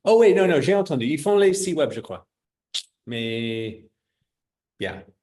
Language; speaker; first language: French; non-native, fluent; English